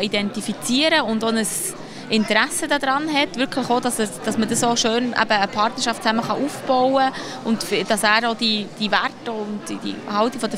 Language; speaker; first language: German; native; German